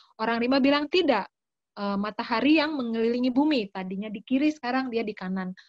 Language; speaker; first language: Indonesian; native; Indonesian